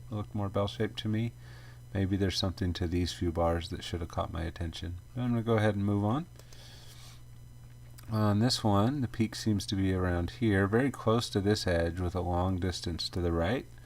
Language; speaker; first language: English; native; English